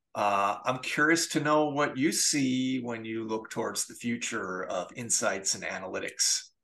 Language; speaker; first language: English; native; English